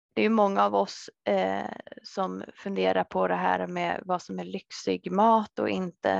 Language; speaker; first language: Swedish; native; Swedish